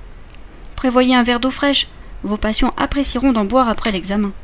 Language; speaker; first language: French; native; French